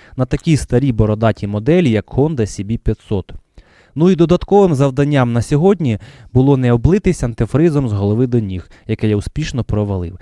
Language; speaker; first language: Ukrainian; non-native, local second language; Russian